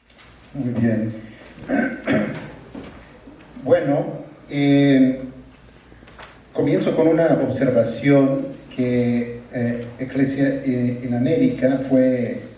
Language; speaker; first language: Spanish; early bilingual, heritage; Spanish